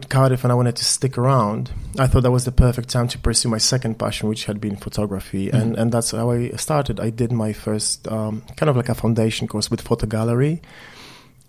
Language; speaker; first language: English; non-native, fluent; Polish